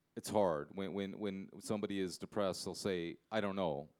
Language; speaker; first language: English; native; English